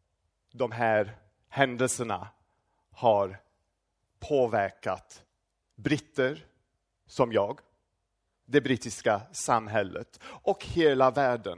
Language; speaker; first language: Swedish; non-native, fluent; English